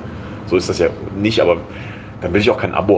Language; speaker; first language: German; native; German